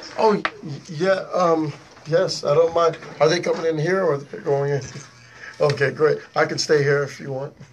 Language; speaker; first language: English; early bilingual, other home language; Haitian Creole